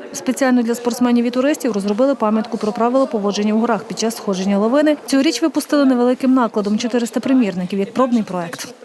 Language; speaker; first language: Ukrainian; native; Ukrainian